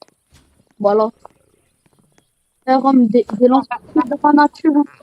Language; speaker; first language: French; native; French